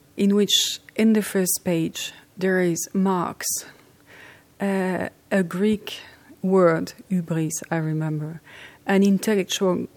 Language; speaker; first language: English; non-native, fluent; French